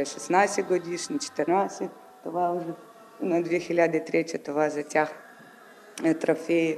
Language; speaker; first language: Bulgarian; non-native, learner; Ukrainian